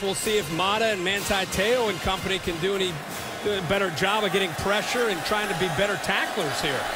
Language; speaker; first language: English; native; English